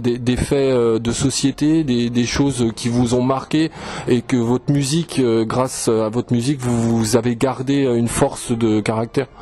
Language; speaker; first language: French; native; French